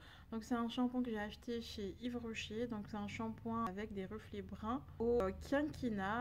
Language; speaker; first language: French; native; French